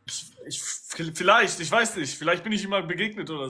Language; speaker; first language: German; native; German